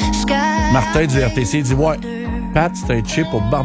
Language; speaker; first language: French; native; French